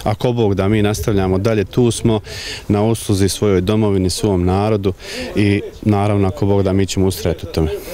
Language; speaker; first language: Croatian; native; Croatian